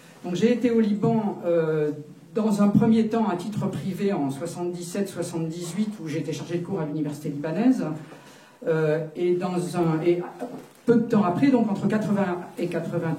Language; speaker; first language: French; native; French